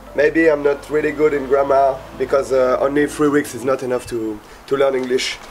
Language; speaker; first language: English; non-native, learner; French